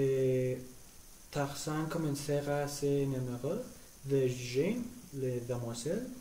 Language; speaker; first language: French; non-native, learner; Spanish